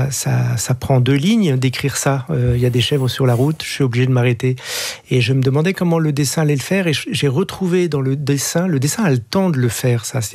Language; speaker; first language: French; native; French